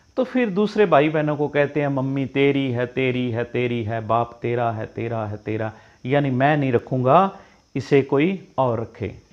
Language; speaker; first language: Hindi; non-native, local second language; Punjabi